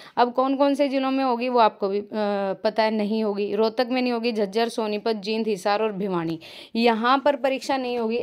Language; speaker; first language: Hindi; native; Hindi